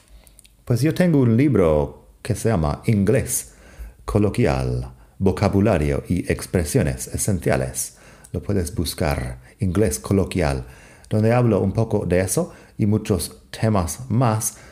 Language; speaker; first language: Spanish; non-native, fluent; English